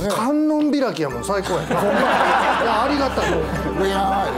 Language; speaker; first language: Japanese; native; Japanese